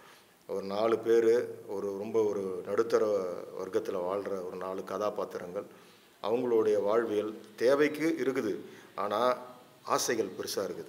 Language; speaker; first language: Tamil; native; Tamil